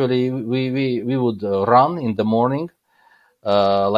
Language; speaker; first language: English; non-native, fluent; Azerbaijani